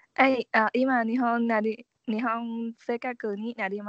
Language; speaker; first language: Japanese; non-native, learner; Vietnamese